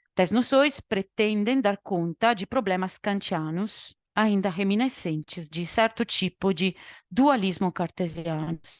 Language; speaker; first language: Portuguese; non-native, fluent; Italian